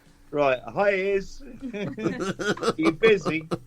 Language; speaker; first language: English; native; English